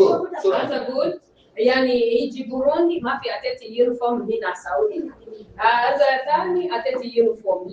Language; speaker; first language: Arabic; non-native, learner; Rundi